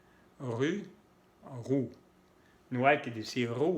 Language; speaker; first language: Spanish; non-native, fluent; French